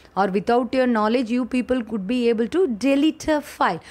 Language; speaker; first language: English; non-native, local second language; Tamil